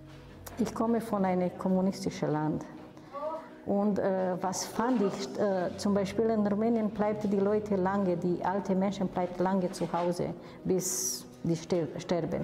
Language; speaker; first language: German; non-native, fluent; Romanian